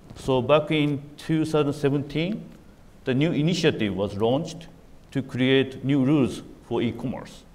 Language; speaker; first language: English; non-native, fluent; Japanese